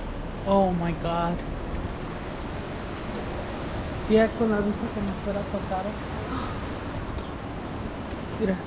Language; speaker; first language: Spanish; early bilingual, heritage; Spanish